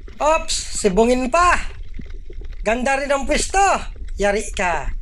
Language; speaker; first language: Filipino; non-native, local second language; Bikol